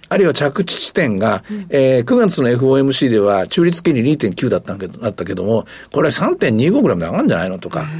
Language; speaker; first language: Japanese; native; Japanese